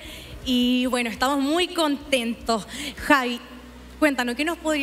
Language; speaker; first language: Spanish; native; Spanish